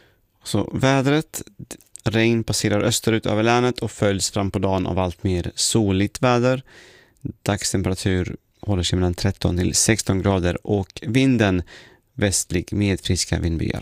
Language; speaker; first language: Swedish; native; Swedish